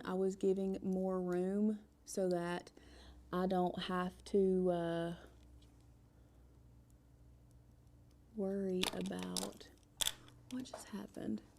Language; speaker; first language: English; native; English